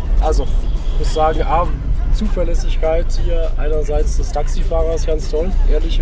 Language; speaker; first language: German; native; German